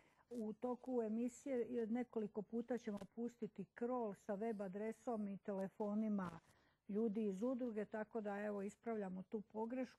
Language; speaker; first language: Croatian; native; Croatian